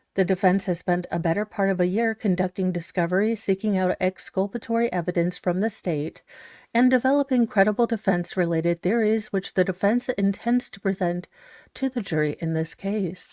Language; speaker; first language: English; native; English